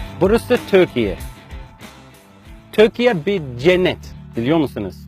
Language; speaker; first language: Turkish; non-native, learner; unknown